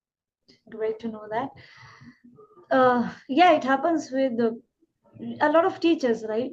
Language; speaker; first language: English; non-native, local second language; Hindi